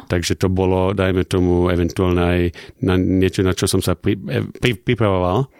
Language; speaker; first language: Slovak; early bilingual, heritage; German